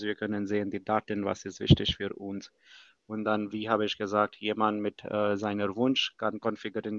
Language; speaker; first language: German; non-native, fluent; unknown